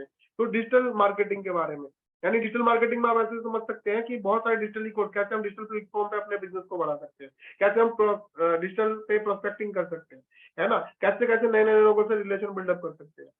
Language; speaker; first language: Hindi; native; Hindi